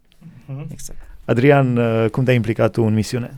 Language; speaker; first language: Romanian; native; Romanian